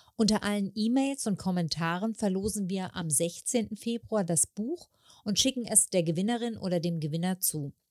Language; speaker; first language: German; native; German